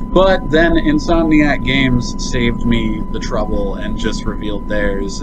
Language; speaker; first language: English; native; English